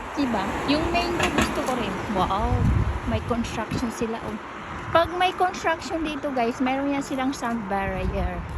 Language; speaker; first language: Filipino; non-native, local second language; Waray